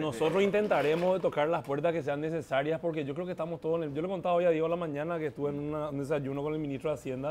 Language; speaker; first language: Spanish; native; Spanish